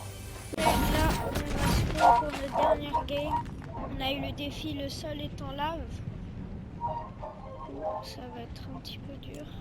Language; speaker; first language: French; native; French